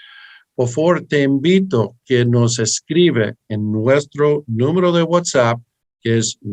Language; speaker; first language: Spanish; early bilingual, heritage; English